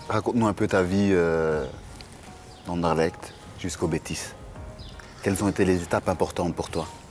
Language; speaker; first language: French; native; French